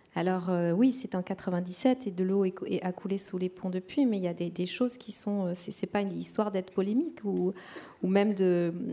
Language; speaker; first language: French; non-native, local second language; Kinyarwanda